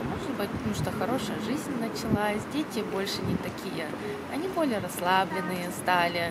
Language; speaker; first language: Russian; early bilingual, heritage; Russian